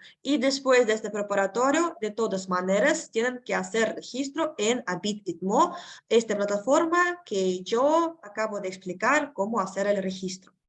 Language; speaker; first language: Spanish; non-native, fluent; Russian